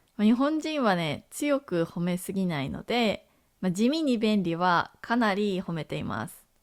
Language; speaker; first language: Japanese; native; Japanese